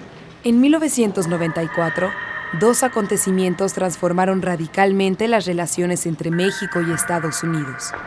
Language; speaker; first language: Spanish; native; Spanish